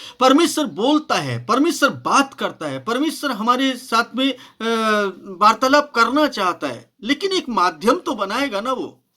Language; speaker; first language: Hindi; native; Hindi